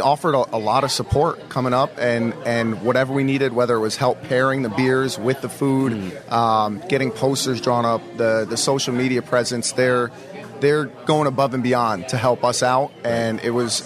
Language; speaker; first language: English; native; English